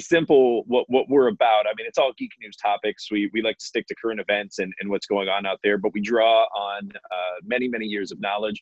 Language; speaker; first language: English; native; English